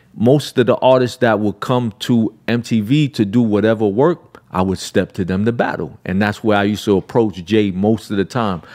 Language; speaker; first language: English; native; English